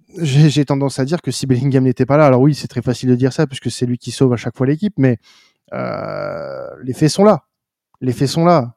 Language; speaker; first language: French; native; French